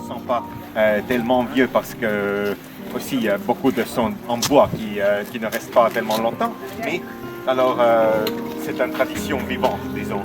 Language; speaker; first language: French; non-native, fluent; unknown